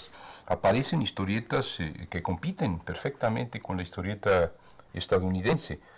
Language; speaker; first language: Spanish; native; Spanish